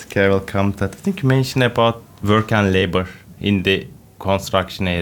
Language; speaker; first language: English; non-native, fluent; Turkish